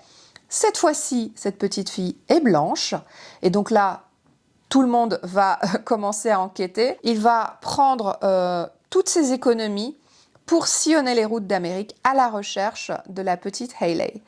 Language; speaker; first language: French; native; French